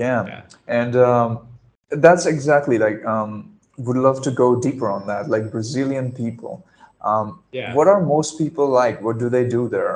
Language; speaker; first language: English; non-native, local second language; Marathi